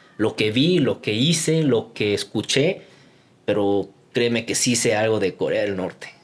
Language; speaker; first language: Spanish; early bilingual, other home language; Korean